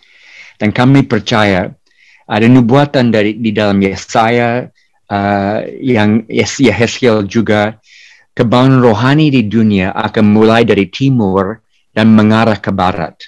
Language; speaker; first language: Indonesian; non-native, fluent; English